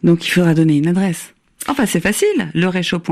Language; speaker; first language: French; native; French